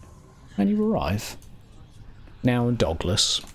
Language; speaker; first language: English; native; English